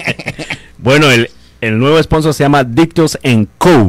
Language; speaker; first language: Spanish; native; Spanish